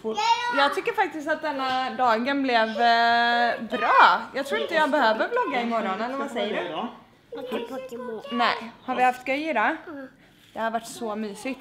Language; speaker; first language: Swedish; native; Swedish